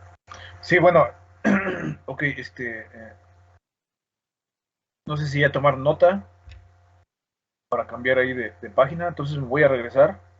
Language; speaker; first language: Spanish; native; Spanish